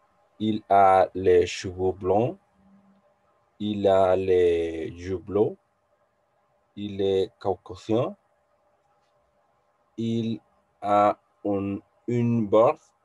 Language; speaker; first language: French; non-native, learner; Spanish